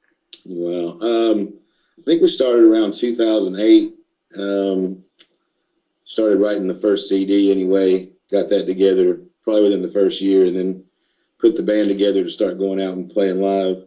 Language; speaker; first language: English; native; English